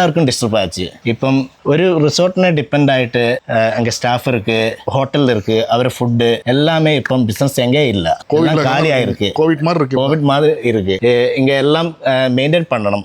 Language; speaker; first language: Tamil; non-native, learner; Malayalam